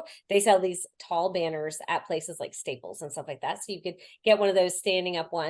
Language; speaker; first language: English; native; English